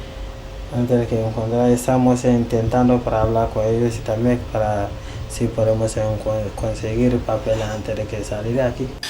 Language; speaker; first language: Spanish; non-native, learner; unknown